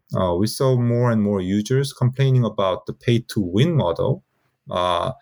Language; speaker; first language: English; non-native, fluent; Korean